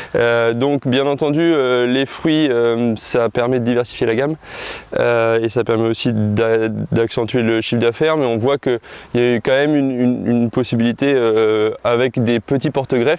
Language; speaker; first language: French; native; French